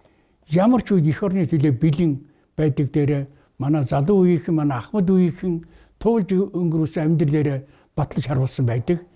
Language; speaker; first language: Mongolian; native; Mongolian